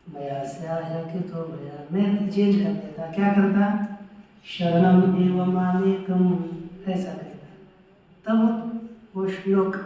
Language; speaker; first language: Hindi; non-native, local second language; Marathi